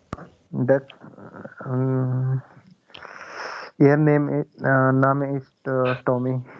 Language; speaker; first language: German; non-native, learner; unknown